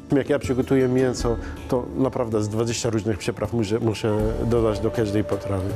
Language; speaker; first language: Polish; non-native, fluent; Arabic